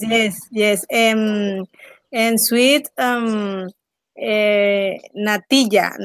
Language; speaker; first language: English; non-native, learner; Spanish